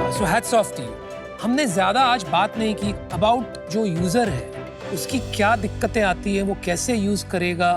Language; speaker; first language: Hindi; native; Hindi